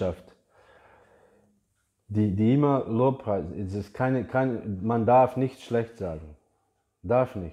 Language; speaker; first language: German; non-native, fluent; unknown